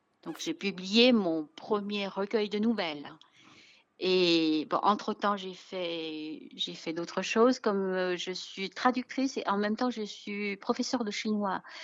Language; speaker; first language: French; non-native, fluent; Chinese